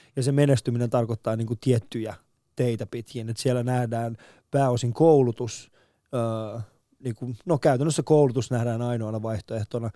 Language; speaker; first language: Finnish; early bilingual, other home language; Persian